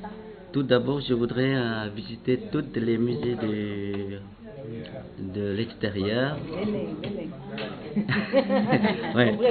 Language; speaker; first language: French; non-native, local second language; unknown